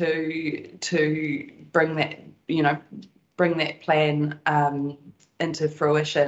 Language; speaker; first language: English; native; English